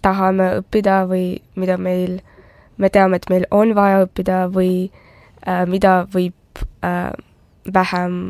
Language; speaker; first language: Estonian; non-native, local second language; Russian